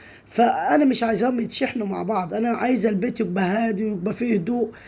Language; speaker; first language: Arabic; native; Arabic